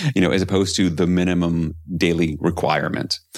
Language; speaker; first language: English; native; English